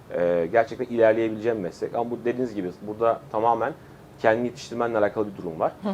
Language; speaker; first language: Turkish; native; Turkish